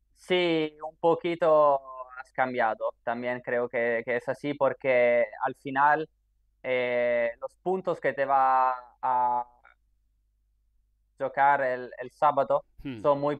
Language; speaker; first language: Spanish; non-native, fluent; Italian